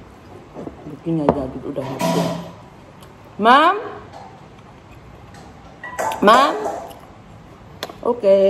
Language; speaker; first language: Indonesian; native; Indonesian